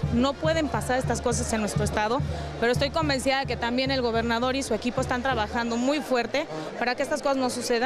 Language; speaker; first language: Spanish; native; Spanish